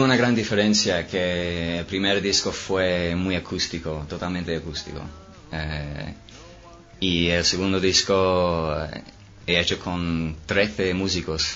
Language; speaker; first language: Spanish; non-native, fluent; English